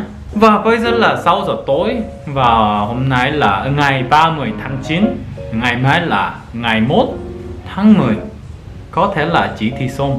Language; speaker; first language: Vietnamese; non-native, learner; Korean